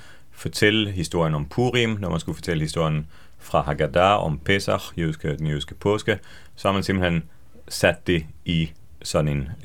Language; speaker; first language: Danish; non-native, fluent; Hebrew